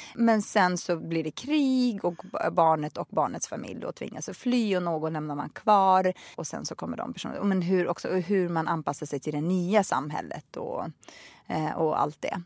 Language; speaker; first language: Swedish; early bilingual, other home language; Russian